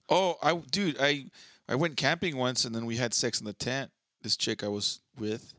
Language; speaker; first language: English; native; English